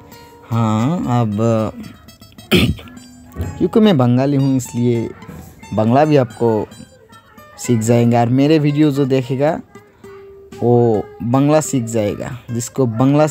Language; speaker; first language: Hindi; non-native, learner; Bangla